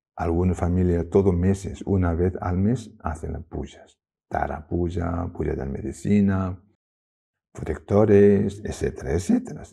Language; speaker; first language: Spanish; non-native, fluent; Chinese